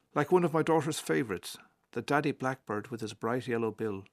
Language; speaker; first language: English; native; English